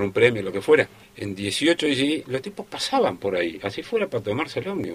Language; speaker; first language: Spanish; native; Spanish